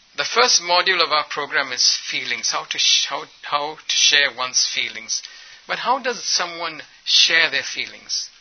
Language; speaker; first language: English; early bilingual, other home language; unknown